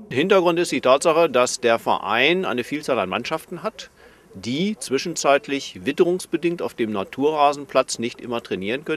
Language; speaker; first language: German; native; German